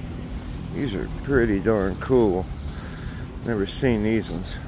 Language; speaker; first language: English; native; English